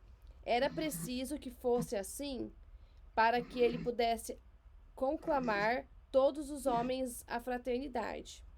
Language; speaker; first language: Portuguese; native; Portuguese